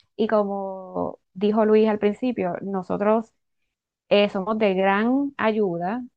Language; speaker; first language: Spanish; native; Spanish